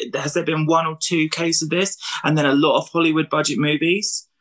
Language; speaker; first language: English; native; English